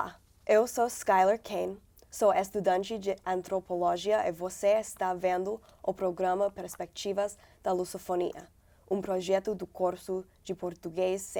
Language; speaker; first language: Portuguese; non-native, learner; English